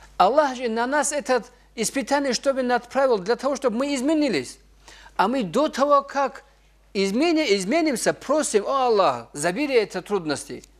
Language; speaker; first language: Russian; non-native, local second language; Avaric